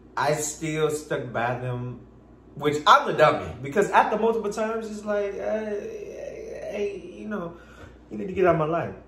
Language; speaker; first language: English; native; English